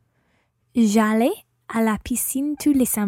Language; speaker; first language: French; non-native, learner; English